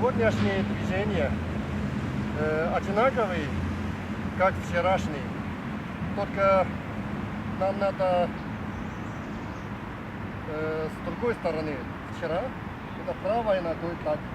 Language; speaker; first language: Russian; non-native, learner; Chinese